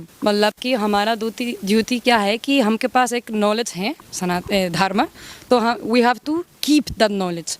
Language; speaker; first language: Hindi; non-native, learner; Spanish